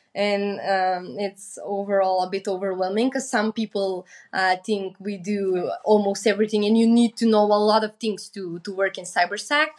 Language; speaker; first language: English; non-native, fluent; Macedonian